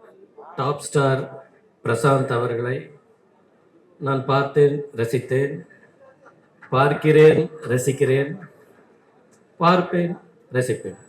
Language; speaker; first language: Tamil; native; Tamil